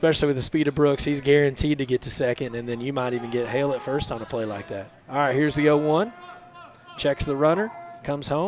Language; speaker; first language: English; native; English